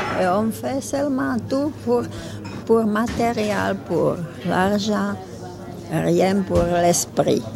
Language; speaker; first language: French; non-native, learner; Czech